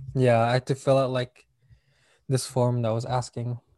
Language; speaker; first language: English; non-native, local second language; Malay